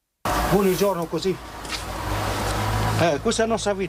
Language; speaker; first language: Italian; non-native, learner; Arabic